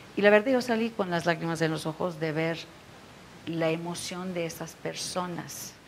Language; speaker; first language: Spanish; non-native, fluent; Turkish